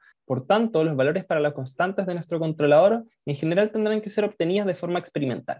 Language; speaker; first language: Spanish; native; Spanish